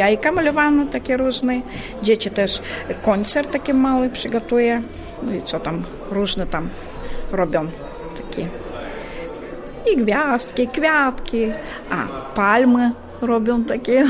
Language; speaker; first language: Polish; non-native, learner; Russian